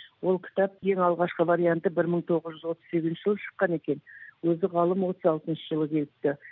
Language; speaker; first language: Kazakh; native; Kazakh